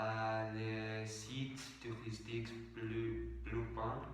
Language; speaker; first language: French; non-native, learner; Spanish